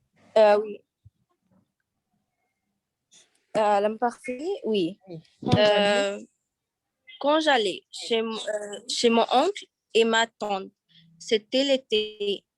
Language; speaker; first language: French; non-native, learner; Arabic